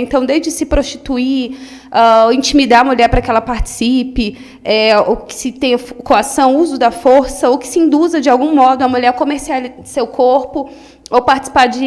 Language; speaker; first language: Portuguese; native; Portuguese